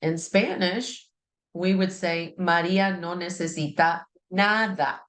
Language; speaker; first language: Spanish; non-native, fluent; English